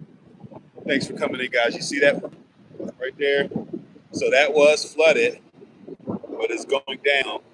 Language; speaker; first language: English; native; English